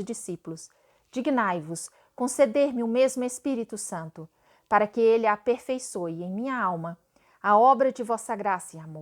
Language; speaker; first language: Portuguese; native; Portuguese